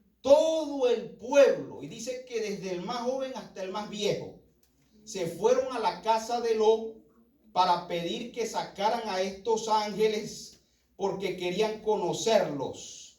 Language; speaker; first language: Spanish; native; Spanish